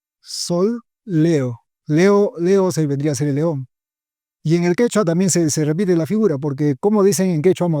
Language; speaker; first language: Spanish; native; Spanish